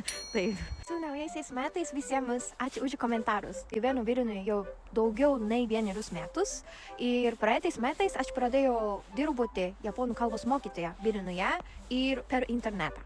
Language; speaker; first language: Lithuanian; non-native, learner; Japanese